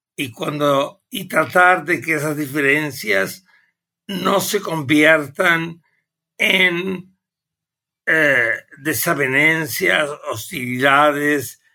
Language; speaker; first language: Spanish; native; Spanish